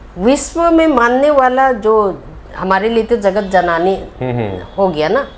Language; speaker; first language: Hindi; non-native, local second language; Manipuri